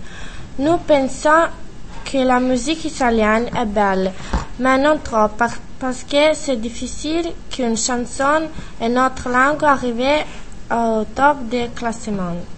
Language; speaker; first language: French; non-native, learner; Italian